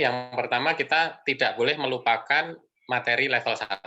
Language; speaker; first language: Indonesian; native; Indonesian